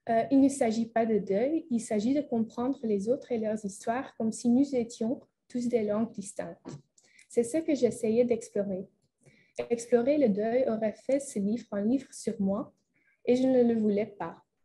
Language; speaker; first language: French; non-native, fluent; Dutch